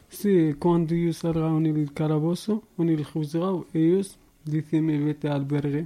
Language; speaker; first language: Spanish; non-native, learner; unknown